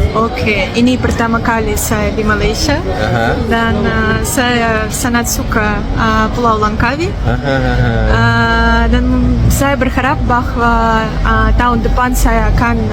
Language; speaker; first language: Indonesian; non-native, learner; Russian